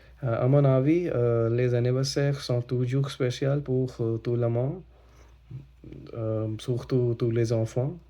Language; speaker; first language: French; non-native, learner; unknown